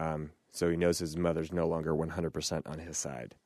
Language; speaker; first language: English; native; English